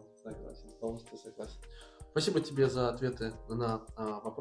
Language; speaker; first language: Russian; native; Russian